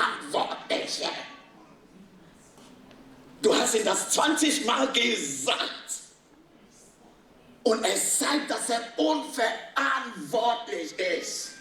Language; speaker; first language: German; non-native, fluent; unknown